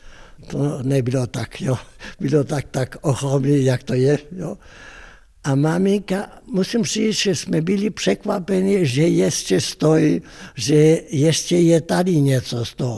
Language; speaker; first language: Czech; non-native, fluent; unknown